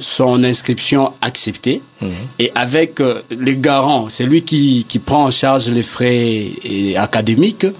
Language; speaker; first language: French; non-native, local second language; Lingala